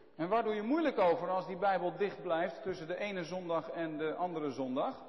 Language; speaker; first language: Dutch; native; Dutch